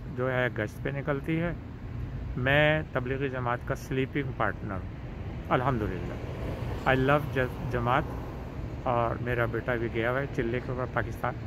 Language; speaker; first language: Urdu; native; Urdu